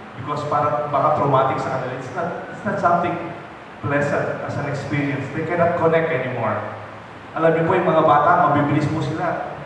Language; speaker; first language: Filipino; non-native, local second language; Pampanga